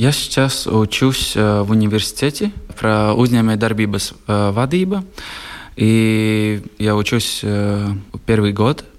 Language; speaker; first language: Russian; non-native, local second language; Latvian